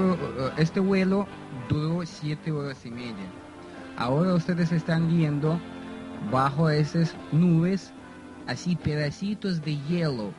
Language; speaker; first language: Spanish; non-native, fluent; Russian